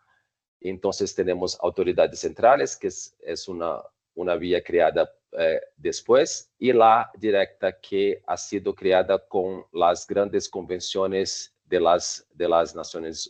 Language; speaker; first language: Spanish; non-native, fluent; Portuguese